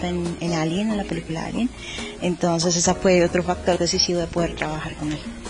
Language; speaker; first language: Spanish; native; Spanish